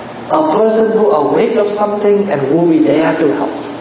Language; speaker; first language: English; non-native, fluent; Vietnamese